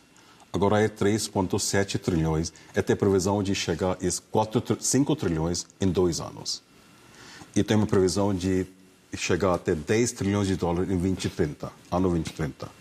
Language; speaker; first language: Portuguese; non-native, fluent; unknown